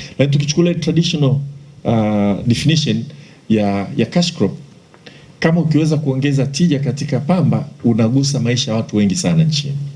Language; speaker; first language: Swahili; native; Swahili